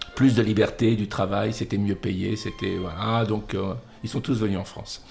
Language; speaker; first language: French; early bilingual, other home language; Catalan